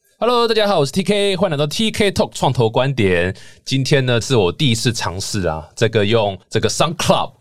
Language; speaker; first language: Chinese; native; Chinese